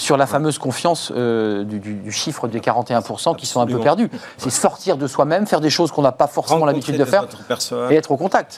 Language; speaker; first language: French; native; French